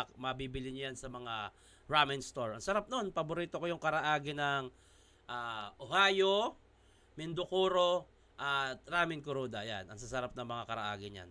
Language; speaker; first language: Filipino; native; Filipino